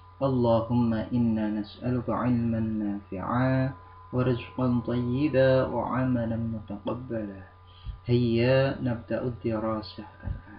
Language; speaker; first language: Arabic; non-native, fluent; Indonesian